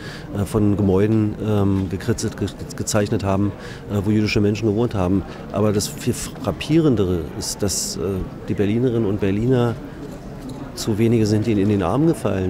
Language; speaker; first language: German; native; German